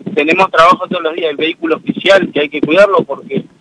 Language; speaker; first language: Spanish; native; Spanish